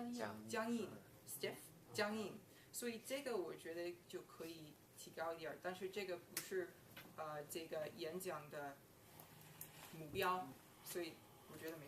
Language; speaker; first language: Chinese; non-native, learner; English